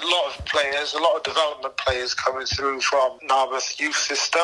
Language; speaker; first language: English; native; English